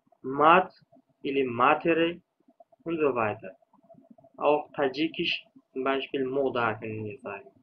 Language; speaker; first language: German; non-native, fluent; Uzbek